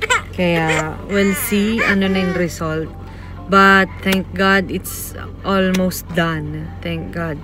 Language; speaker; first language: English; non-native, local second language; Filipino